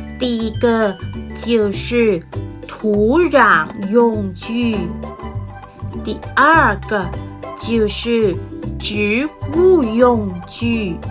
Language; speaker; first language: Chinese; non-native, fluent; Thai